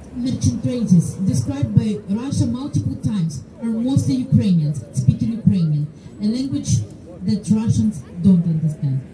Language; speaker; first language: English; non-native, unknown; Ukrainian